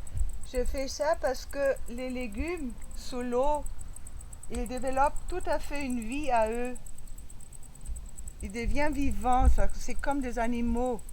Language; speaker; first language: French; non-native, fluent; German